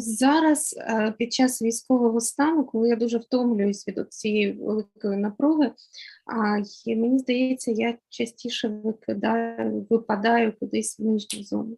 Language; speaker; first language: Ukrainian; native; Ukrainian